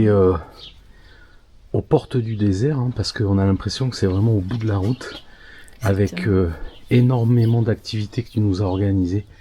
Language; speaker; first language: French; native; French